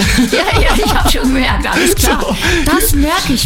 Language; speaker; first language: German; native; German